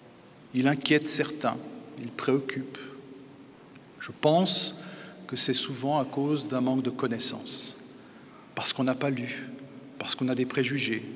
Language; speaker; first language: French; native; French